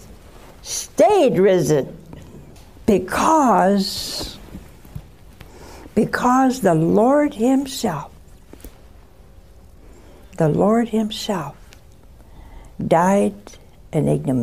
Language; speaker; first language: English; native; English